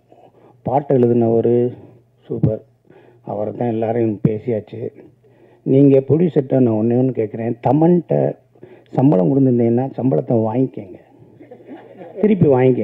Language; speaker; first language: Tamil; native; Tamil